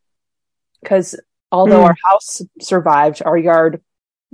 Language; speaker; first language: English; native; English